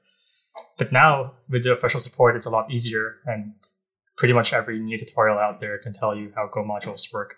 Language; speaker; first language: English; non-native, local second language; Filipino